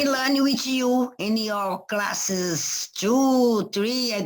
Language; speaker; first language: English; non-native, learner; Portuguese